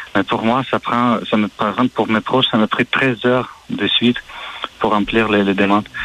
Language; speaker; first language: French; non-native, fluent; Ukrainian